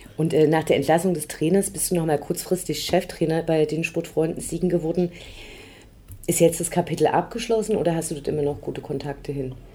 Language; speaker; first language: German; native; German